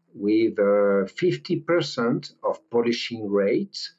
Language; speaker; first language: English; non-native, learner; French